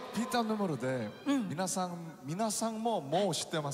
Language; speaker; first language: Japanese; non-native, learner; Korean